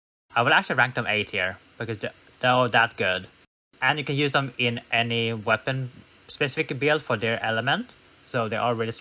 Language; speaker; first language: English; non-native, fluent; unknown